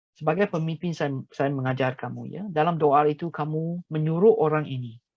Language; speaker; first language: Malay; non-native, local second language; Chinese